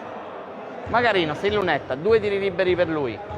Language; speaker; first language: Italian; native; Italian